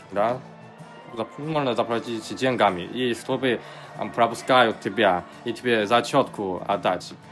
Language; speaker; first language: Russian; non-native, learner; Chinese